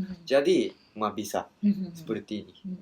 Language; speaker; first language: Indonesian; non-native, learner; Japanese